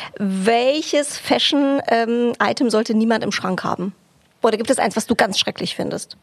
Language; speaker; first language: German; native; German